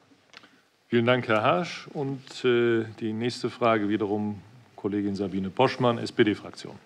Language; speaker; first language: German; native; German